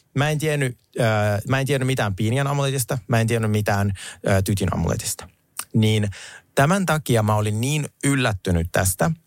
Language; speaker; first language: Finnish; non-native, fluent; Russian